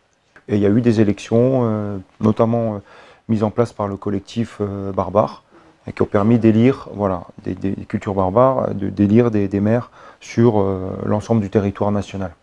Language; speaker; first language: French; native; French